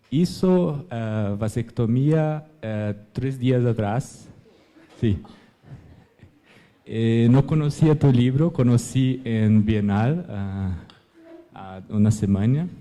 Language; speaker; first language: Spanish; non-native, learner; Portuguese